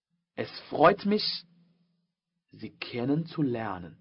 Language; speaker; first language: German; non-native, learner; Chinese